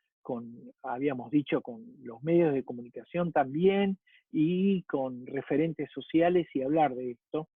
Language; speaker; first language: Spanish; native; Spanish